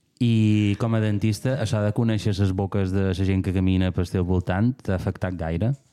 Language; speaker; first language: Catalan; native; Catalan